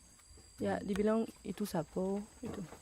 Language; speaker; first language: Indonesian; non-native, learner; French